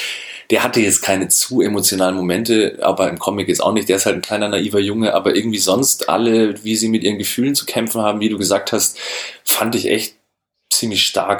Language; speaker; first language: German; native; German